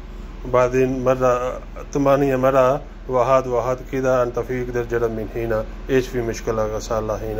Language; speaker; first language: Arabic; non-native, learner; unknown